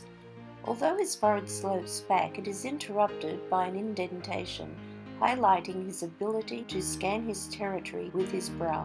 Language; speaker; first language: English; native; English